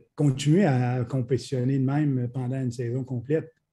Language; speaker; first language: French; native; French